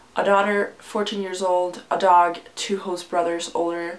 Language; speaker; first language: English; non-native, fluent; Finnish